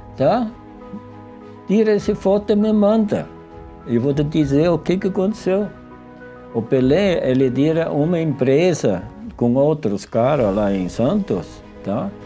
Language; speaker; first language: Portuguese; non-native, fluent; Swiss German